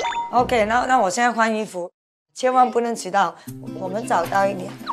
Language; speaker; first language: Chinese; non-native, local second language; Cantonese